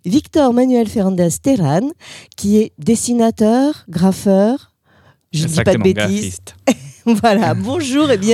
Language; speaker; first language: French; native; French